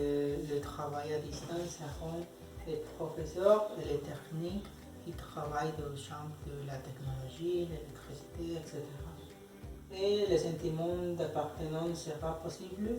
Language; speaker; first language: French; non-native, learner; Spanish